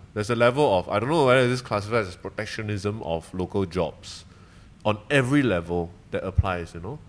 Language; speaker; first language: English; native; English